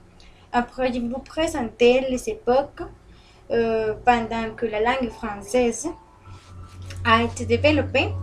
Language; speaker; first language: French; non-native, learner; Spanish